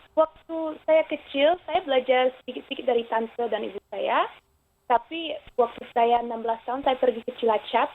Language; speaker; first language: Indonesian; early bilingual, heritage; Indonesian